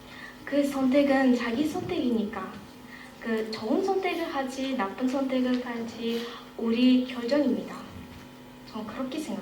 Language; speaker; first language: Korean; non-native, fluent; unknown